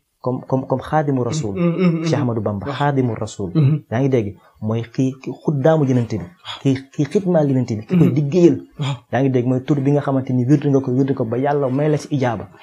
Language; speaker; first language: Wolof; non-native, local second language; Fula